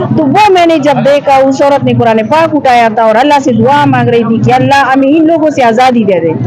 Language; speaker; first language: Urdu; non-native, local second language; Pashto